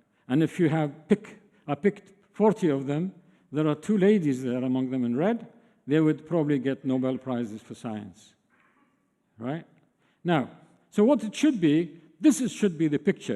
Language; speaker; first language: English; non-native, fluent; Arabic